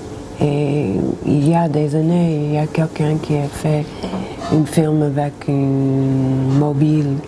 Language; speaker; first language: French; non-native, learner; English